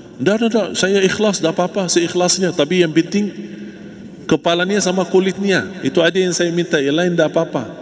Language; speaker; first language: Malay; non-native, fluent; Arabic